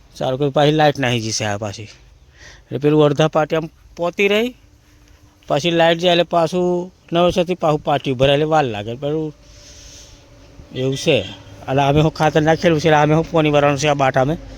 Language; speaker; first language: Gujarati; non-native, local second language; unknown